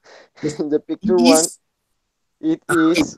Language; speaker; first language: English; non-native, learner; Spanish